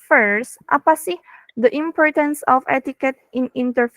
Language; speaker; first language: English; non-native, fluent; Indonesian